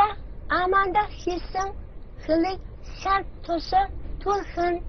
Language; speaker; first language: Mongolian; non-native, learner; Korean